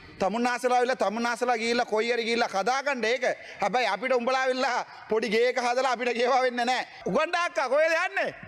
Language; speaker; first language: Sinhala; non-native, local second language; Tamil